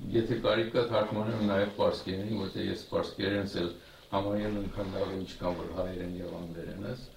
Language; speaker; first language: Armenian; early bilingual, heritage; Armenian